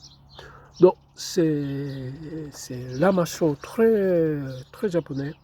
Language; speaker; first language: French; non-native, fluent; Japanese